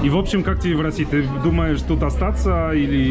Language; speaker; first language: Russian; non-native, fluent; Polish